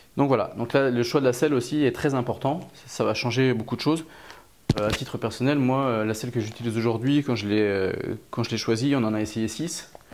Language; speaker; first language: French; native; French